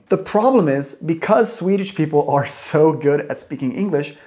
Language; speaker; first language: English; native; English